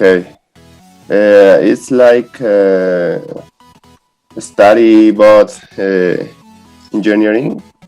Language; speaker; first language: English; non-native, learner; Spanish